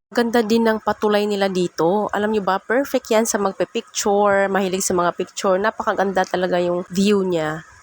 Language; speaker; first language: Filipino; non-native, local second language; Cebuano